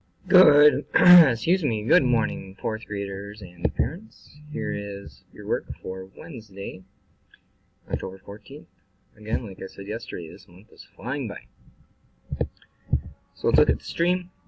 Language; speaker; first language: English; native; English